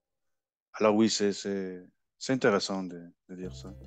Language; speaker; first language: French; non-native, learner; Spanish